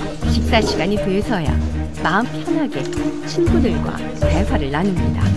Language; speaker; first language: Korean; native; Korean